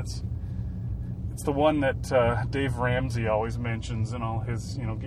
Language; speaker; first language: English; native; English